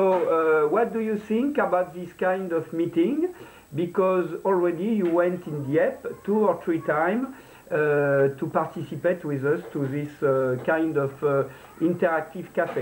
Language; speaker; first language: English; non-native, learner; French